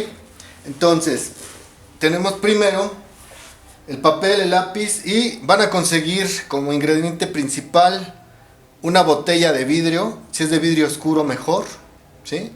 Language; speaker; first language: Spanish; native; Spanish